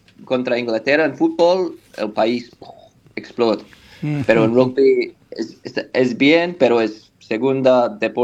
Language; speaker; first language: Spanish; non-native, learner; English